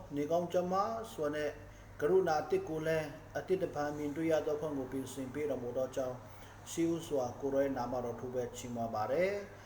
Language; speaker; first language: Burmese; non-native, local second language; Hakha Chin